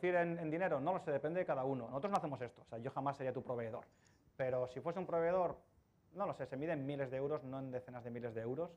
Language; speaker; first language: Spanish; native; Spanish